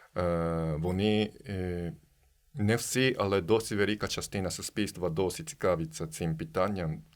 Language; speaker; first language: Ukrainian; non-native, fluent; Japanese